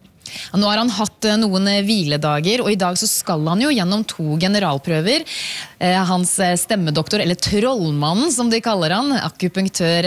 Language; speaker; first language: Norwegian; native; Norwegian